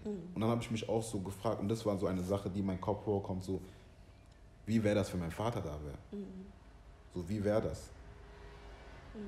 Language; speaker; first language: German; early bilingual, other home language; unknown